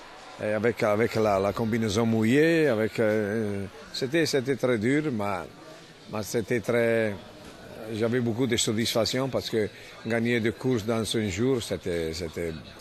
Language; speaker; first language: French; non-native, fluent; Italian